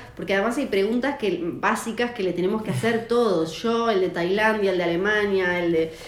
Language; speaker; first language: Spanish; native; Spanish